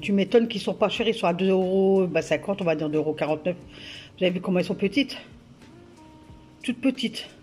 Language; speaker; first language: French; native; French